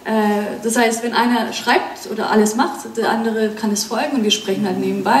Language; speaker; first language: German; non-native, fluent; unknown